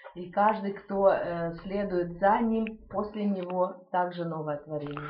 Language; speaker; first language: Russian; early bilingual, heritage; Russian